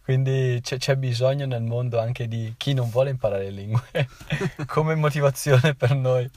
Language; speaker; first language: Italian; native; Italian